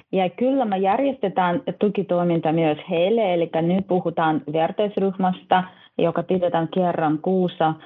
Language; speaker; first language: Finnish; non-native, fluent; Russian